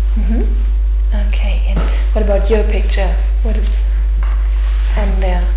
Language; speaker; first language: English; non-native, fluent; German